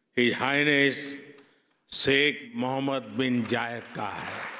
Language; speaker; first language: Hindi; non-native, local second language; Gujarati